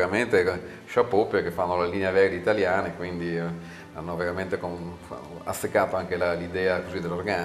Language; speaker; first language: Italian; native; Italian